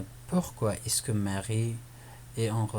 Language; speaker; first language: French; non-native, fluent; Persian